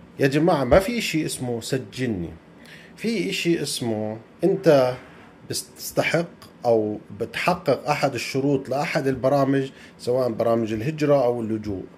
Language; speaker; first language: Arabic; native; Arabic